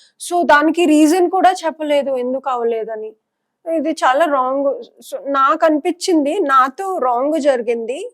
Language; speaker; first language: Telugu; non-native, local second language; Punjabi